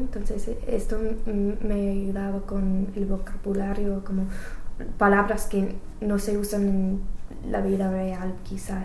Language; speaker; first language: Spanish; non-native, learner; English